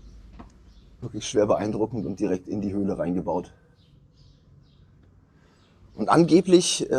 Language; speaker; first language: German; native; German